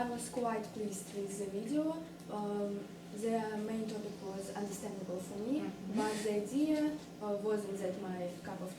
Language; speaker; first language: English; non-native, fluent; Russian